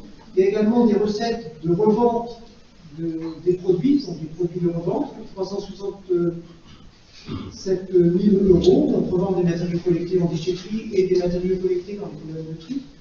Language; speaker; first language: French; native; French